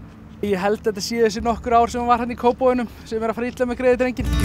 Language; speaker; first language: Icelandic; native; Icelandic